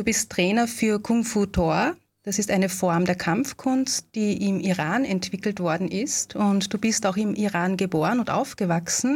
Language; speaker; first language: German; native; German